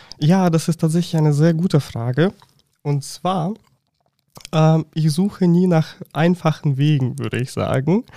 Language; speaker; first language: German; non-native, fluent; Russian